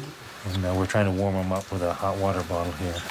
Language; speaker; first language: English; native; English